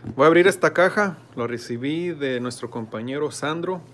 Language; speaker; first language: Spanish; early bilingual, heritage; Spanish